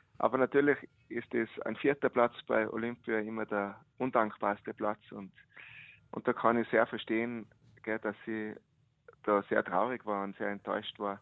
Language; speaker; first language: German; native; German